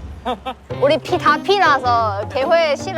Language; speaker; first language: Korean; non-native, fluent; Chinese